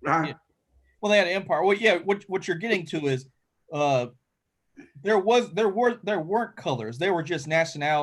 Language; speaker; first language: English; native; English